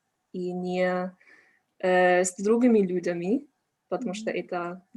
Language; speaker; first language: Russian; non-native, learner; English